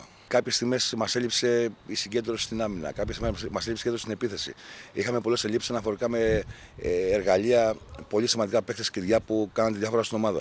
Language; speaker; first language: Greek; native; Greek